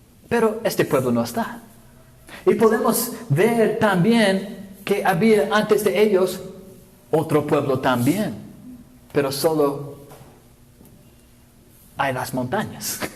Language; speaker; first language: Spanish; non-native, fluent; English